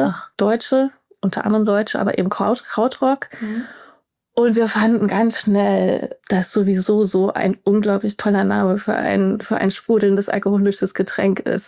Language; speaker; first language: German; native; German